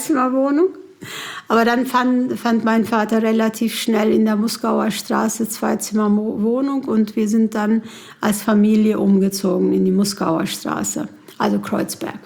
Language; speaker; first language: German; early bilingual, other home language; Kurdish